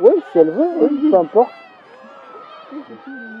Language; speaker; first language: French; non-native, local second language; Arabic